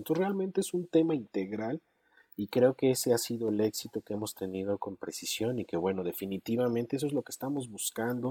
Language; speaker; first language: Spanish; native; Spanish